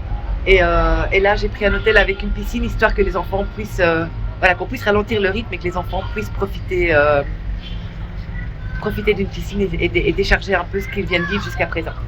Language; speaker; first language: French; native; French